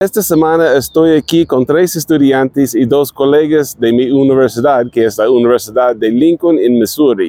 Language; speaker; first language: Spanish; non-native, fluent; English